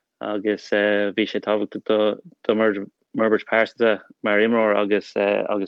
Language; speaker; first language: Irish; non-native, local second language; English